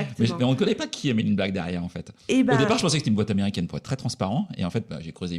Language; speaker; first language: French; native; French